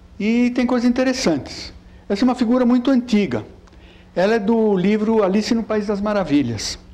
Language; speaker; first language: Portuguese; early bilingual, other home language; Italian